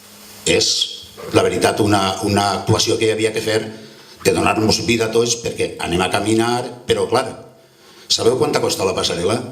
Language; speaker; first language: Catalan; native; Catalan